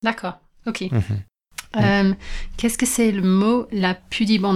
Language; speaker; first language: French; non-native, fluent; English